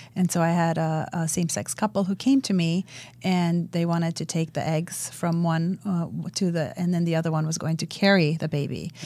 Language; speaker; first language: English; early bilingual, other home language; Romanian